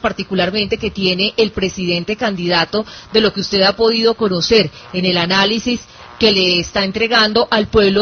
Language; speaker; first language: Spanish; native; Spanish